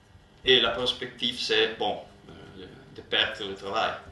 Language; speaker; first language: French; non-native, learner; Italian